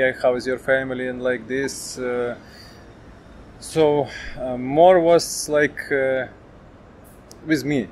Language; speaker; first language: English; non-native, learner; Ukrainian